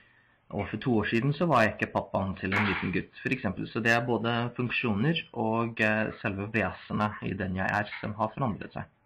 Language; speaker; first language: Norwegian; non-native, fluent; English